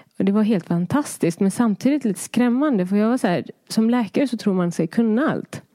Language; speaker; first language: Swedish; early bilingual, other home language; Persian